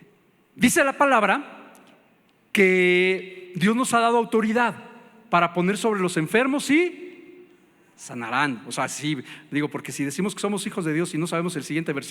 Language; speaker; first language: Spanish; native; Spanish